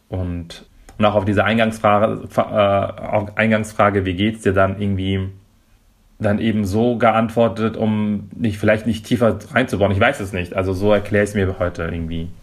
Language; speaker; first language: German; early bilingual, other home language; Persian